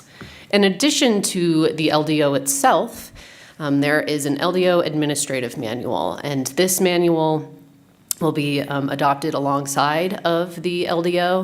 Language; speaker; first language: English; native; English